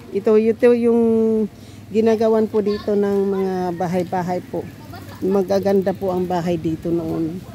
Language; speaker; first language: Filipino; non-native, local second language; Cebuano